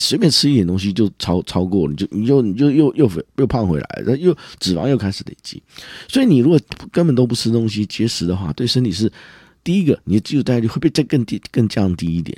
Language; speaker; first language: Chinese; native; Chinese